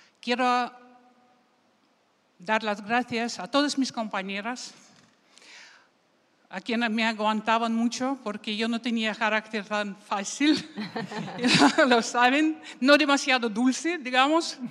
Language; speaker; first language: Spanish; non-native, fluent; Russian